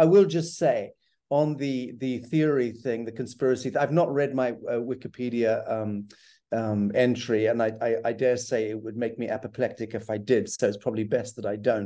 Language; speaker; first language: English; native; English